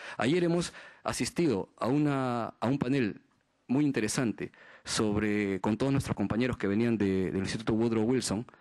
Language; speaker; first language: Spanish; native; Spanish